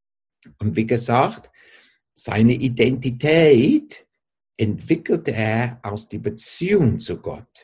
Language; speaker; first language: German; non-native, fluent; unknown